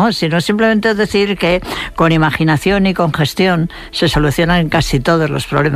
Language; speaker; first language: Spanish; native; Spanish